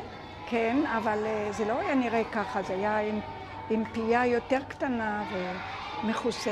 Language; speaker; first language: Hebrew; non-native, local second language; Ladino